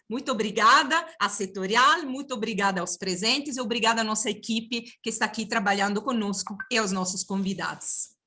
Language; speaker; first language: Portuguese; non-native, fluent; Italian